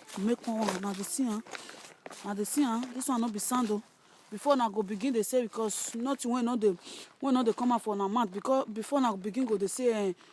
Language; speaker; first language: Nigerian Pidgin; native; Nigerian Pidgin